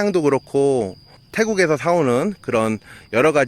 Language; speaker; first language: Korean; native; Korean